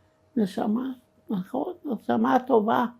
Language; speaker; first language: Hebrew; non-native, fluent; Romanian